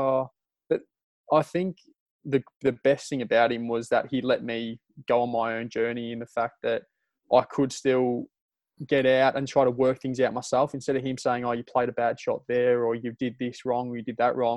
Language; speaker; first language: English; native; English